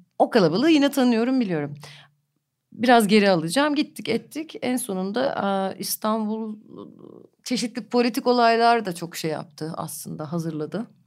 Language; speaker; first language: Turkish; native; Turkish